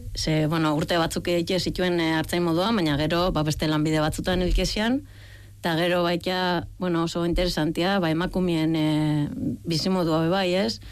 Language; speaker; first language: Basque; native; Basque